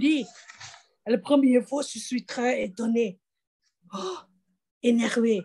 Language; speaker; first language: French; non-native, fluent; Thai